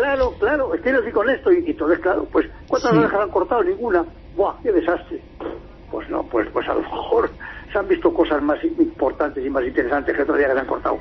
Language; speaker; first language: Spanish; native; Spanish